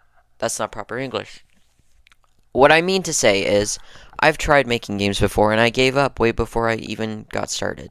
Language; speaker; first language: English; native; English